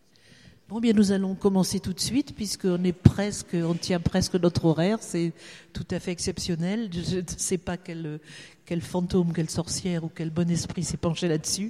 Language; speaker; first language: French; native; French